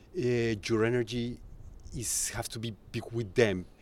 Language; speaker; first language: English; non-native, fluent; Spanish